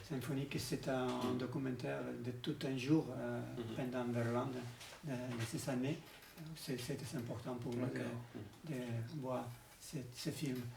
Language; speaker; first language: French; non-native, learner; Spanish